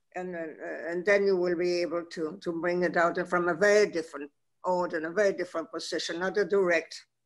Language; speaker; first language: English; non-native, fluent; Spanish